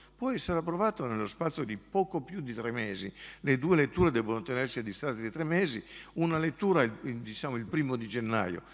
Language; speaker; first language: Italian; native; Italian